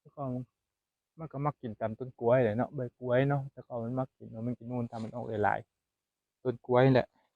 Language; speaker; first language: Thai; native; Thai